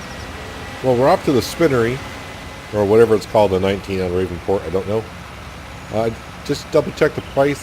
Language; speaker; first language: English; native; English